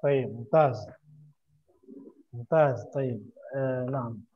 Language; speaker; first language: Arabic; non-native, fluent; Indonesian